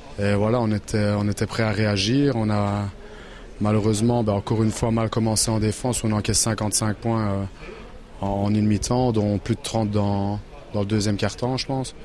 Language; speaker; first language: French; native; French